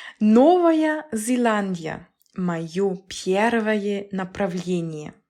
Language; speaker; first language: Russian; non-native, learner; German